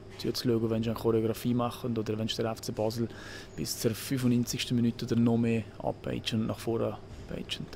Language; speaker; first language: German; native; German